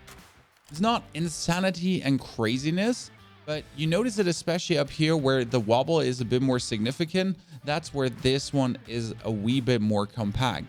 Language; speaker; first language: English; non-native, fluent; German